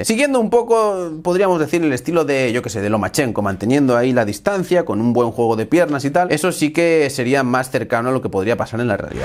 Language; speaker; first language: Spanish; native; Spanish